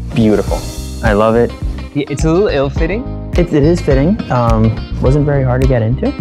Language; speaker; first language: English; native; English